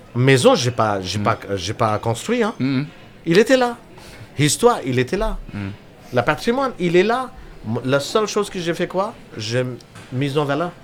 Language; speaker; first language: French; non-native, fluent; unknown